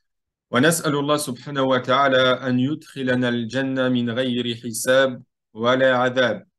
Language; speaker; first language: Arabic; non-native, fluent; French